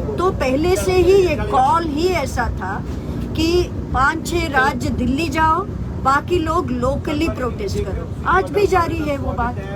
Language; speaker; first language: Hindi; non-native, local second language; Telugu